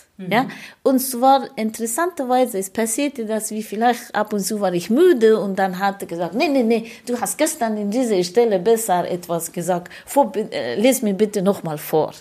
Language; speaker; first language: German; non-native, fluent; Persian